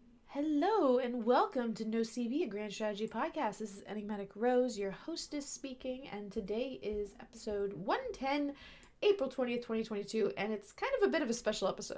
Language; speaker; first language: English; native; English